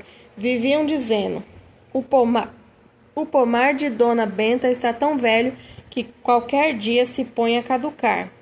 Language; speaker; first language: Portuguese; native; Portuguese